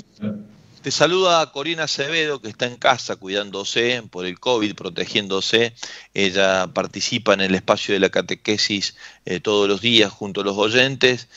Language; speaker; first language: Spanish; native; Spanish